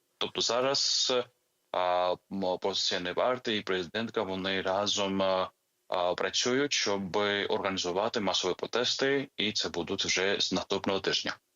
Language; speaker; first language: Ukrainian; non-native, fluent; Georgian